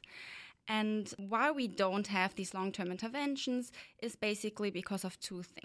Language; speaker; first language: English; non-native, fluent; German